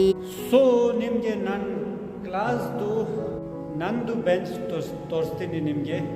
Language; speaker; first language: Kannada; non-native, fluent; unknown